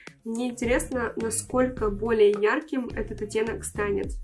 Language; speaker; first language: Russian; native; Russian